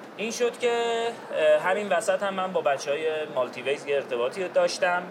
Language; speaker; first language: Persian; non-native, local second language; Azerbaijani